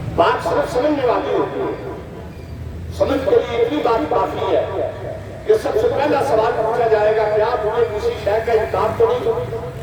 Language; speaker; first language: Urdu; non-native, local second language; Pashto